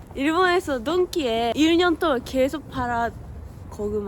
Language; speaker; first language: Korean; non-native, fluent; Japanese